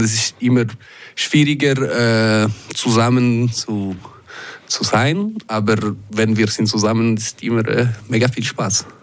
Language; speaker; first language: German; non-native, local second language; French